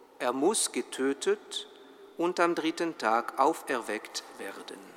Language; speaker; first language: German; non-native, fluent; French